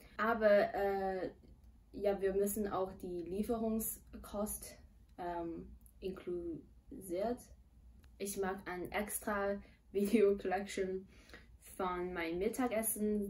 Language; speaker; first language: German; non-native, fluent; Chinese